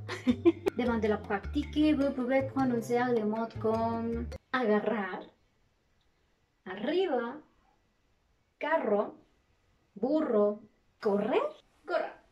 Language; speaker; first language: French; non-native, learner; Spanish